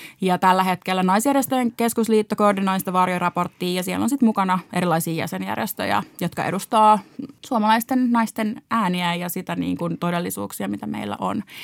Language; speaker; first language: Finnish; native; Finnish